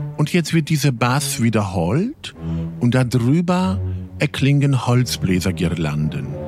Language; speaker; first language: German; early bilingual, other home language; Polish